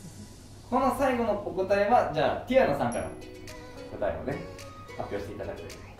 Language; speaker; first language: Japanese; native; Japanese